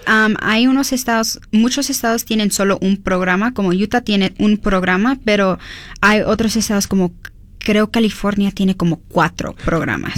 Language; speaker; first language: Spanish; early bilingual, heritage; Spanish